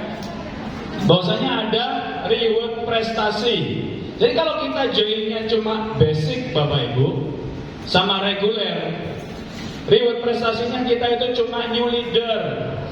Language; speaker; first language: Indonesian; native; Indonesian